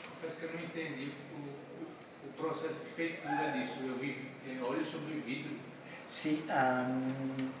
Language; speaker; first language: Portuguese; non-native, learner; French